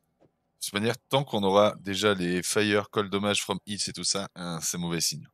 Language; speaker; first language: French; native; French